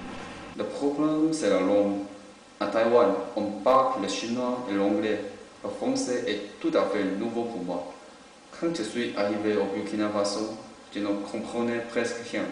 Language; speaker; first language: French; non-native, learner; Chinese